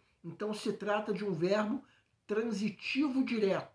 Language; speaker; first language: Portuguese; native; Portuguese